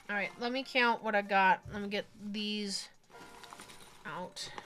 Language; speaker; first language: English; native; English